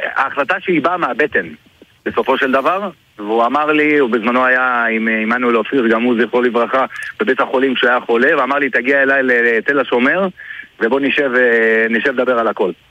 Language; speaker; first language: Hebrew; native; Hebrew